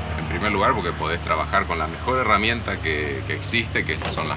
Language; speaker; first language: Spanish; native; Spanish